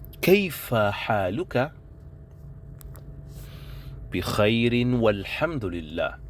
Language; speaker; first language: Arabic; non-native, fluent; Indonesian